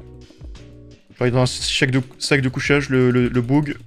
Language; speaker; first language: French; native; French